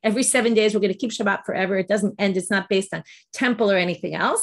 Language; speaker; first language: English; native; English